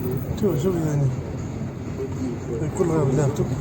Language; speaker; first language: Arabic; native; Arabic